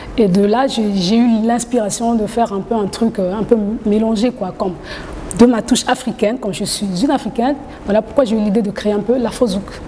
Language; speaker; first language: French; non-native, local second language; Lingala